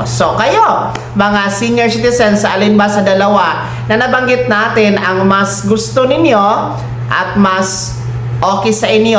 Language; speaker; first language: Filipino; native; Filipino